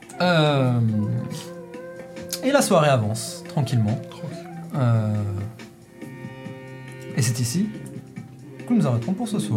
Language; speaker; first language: French; native; French